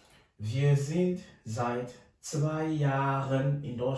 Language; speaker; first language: German; non-native, fluent; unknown